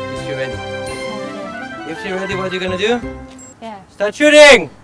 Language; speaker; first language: English; non-native, fluent; Hebrew